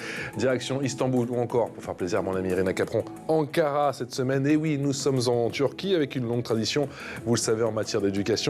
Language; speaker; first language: French; native; French